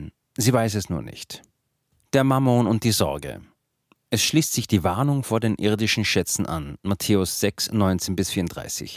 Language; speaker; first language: German; native; German